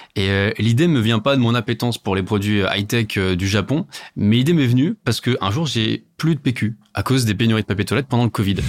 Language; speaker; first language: French; native; French